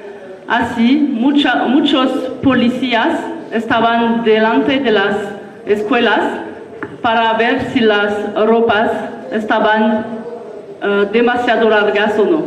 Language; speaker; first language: Spanish; non-native, learner; French